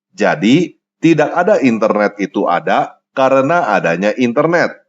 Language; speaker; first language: Indonesian; native; Indonesian